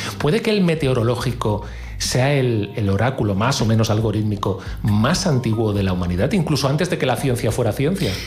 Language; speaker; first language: Spanish; native; Spanish